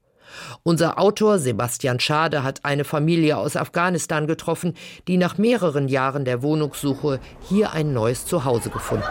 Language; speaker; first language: German; native; German